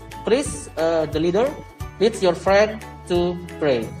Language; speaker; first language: English; non-native, learner; Indonesian